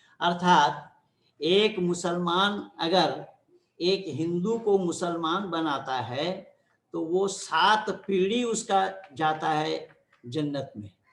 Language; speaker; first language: Hindi; non-native, local second language; Bangla